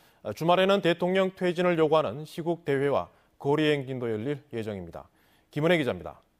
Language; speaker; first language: Korean; native; Korean